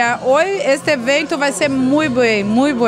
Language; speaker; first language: Spanish; non-native, learner; Portuguese